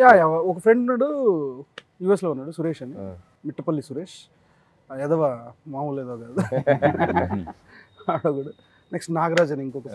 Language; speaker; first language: Telugu; native; Telugu